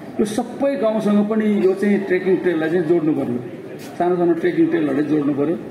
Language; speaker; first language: Nepali; non-native, local second language; Gurung